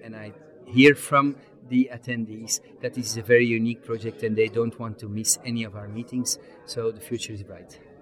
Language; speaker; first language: English; non-native, fluent; Dutch